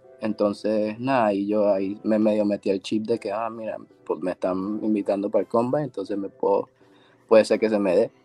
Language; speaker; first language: Spanish; native; Spanish